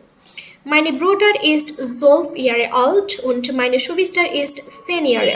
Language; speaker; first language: German; non-native, fluent; Bangla